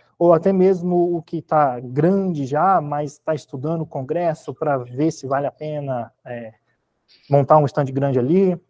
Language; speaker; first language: Portuguese; native; Portuguese